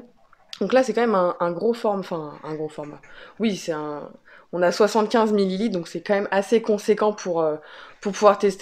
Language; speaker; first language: French; native; French